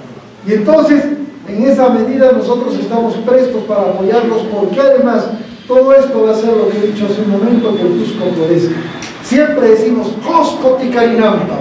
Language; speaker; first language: Spanish; native; Spanish